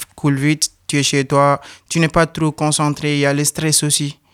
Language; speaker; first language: French; non-native, local second language; Wolof